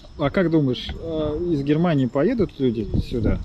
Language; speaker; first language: Russian; native; Russian